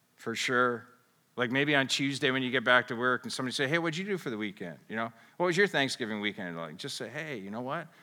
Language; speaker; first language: English; native; English